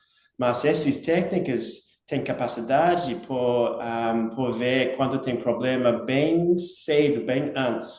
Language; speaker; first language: Portuguese; non-native, learner; English